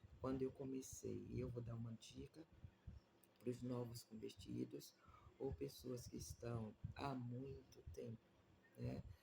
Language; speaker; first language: Portuguese; native; Portuguese